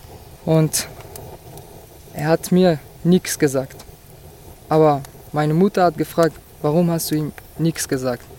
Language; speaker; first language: German; non-native, fluent; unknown